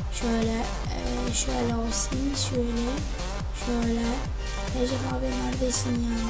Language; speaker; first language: Turkish; native; Turkish